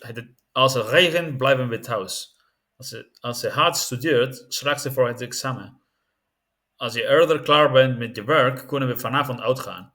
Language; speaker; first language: Dutch; non-native, learner; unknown